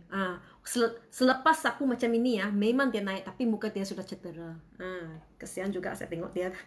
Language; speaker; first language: Malay; non-native, local second language; Chinese